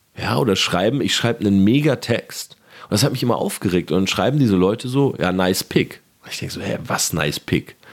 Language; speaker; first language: German; native; German